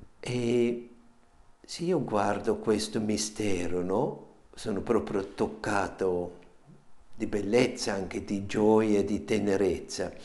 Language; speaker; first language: Italian; non-native, fluent; German